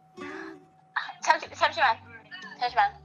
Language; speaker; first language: Korean; non-native, learner; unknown